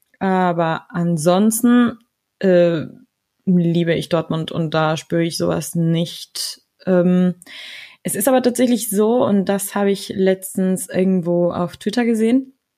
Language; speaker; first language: German; early bilingual, other home language; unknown